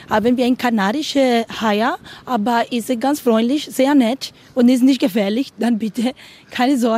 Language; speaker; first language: German; non-native, learner; Spanish